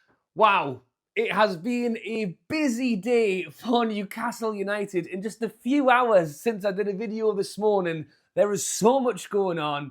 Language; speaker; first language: English; native; English